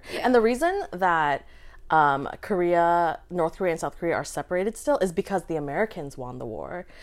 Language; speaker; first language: English; early bilingual, other home language; Vietnamese